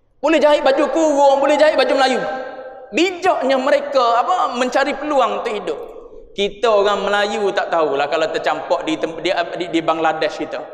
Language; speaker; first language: Malay; native; Malay